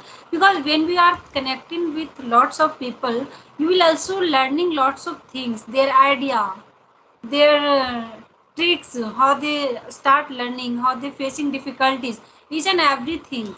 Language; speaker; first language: English; non-native, learner; Hindi